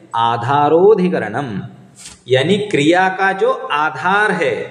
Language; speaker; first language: Hindi; non-native, local second language; Marathi